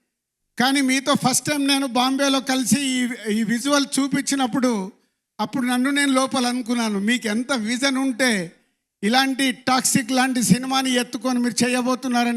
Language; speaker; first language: Telugu; native; Telugu